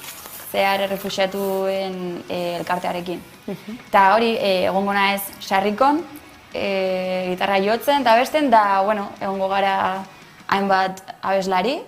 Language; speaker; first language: Basque; non-native, local second language; Spanish